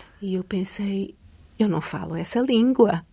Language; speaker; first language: Portuguese; early bilingual, other home language; Polish